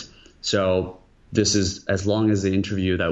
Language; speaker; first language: English; early bilingual, other home language; Korean